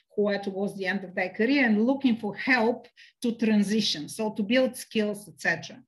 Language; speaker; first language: English; non-native, fluent; Bulgarian